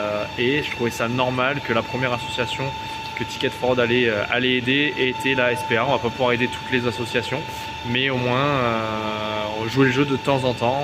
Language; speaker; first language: French; native; French